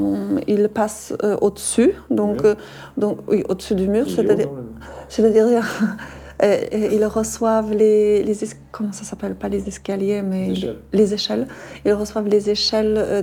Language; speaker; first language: French; non-native, fluent; Polish